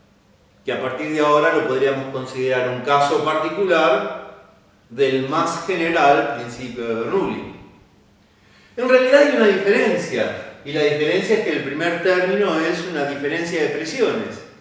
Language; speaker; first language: Spanish; native; Spanish